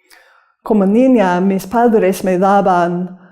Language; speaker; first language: Spanish; non-native, learner; English